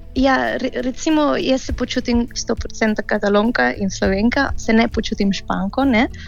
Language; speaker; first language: Slovenian; early bilingual, heritage; Slovenian